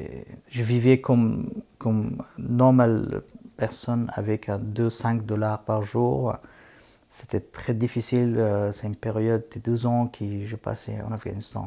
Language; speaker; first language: French; non-native, fluent; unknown